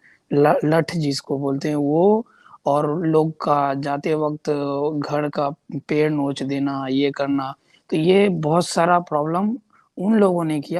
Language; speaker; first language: Hindi; non-native, local second language; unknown